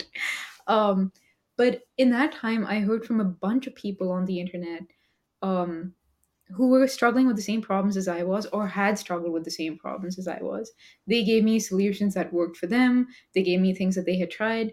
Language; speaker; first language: English; non-native, local second language; Hindi